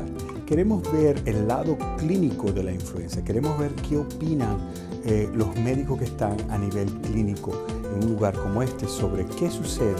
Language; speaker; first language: Spanish; native; Spanish